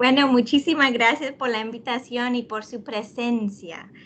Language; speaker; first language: Spanish; early bilingual, heritage; Spanish